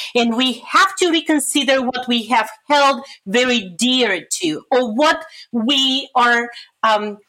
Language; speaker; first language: English; non-native, fluent; Bulgarian